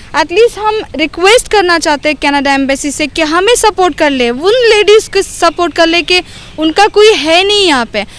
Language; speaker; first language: Hindi; non-native, fluent; Persian